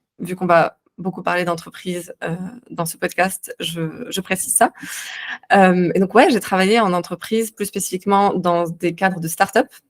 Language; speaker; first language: French; non-native, local second language; Arabic